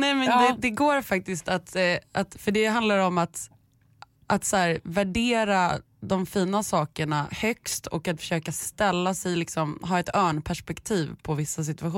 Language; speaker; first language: Swedish; native; Swedish